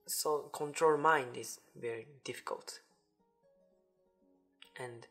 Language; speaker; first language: English; non-native, learner; Japanese